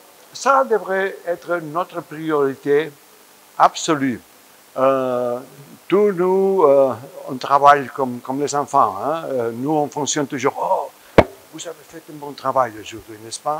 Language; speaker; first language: French; non-native, fluent; Spanish